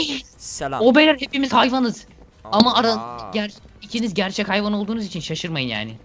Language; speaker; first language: Turkish; native; Turkish